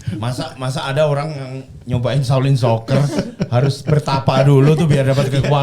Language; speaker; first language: Indonesian; native; Indonesian